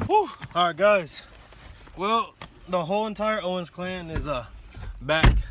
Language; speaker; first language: English; native; English